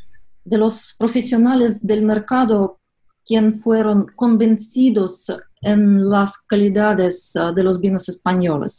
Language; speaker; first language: Spanish; non-native, fluent; Russian